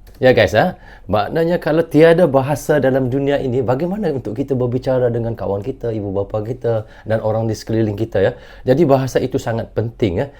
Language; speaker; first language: Malay; native; Malay